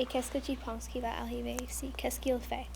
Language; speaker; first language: French; non-native, local second language; English